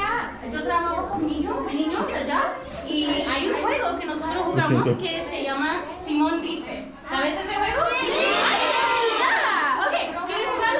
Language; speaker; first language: Spanish; non-native, fluent; English